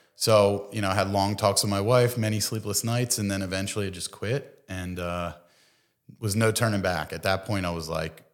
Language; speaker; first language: English; native; English